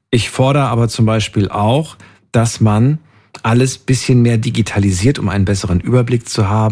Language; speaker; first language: German; native; German